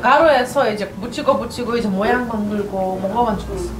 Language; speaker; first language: Korean; non-native, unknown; Lithuanian